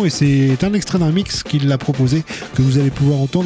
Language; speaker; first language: French; native; French